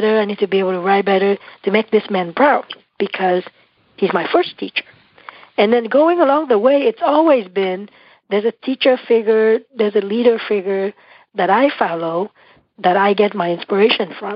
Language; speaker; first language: English; non-native, fluent; Vietnamese